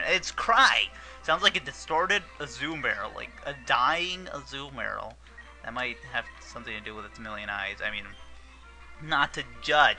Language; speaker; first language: English; native; English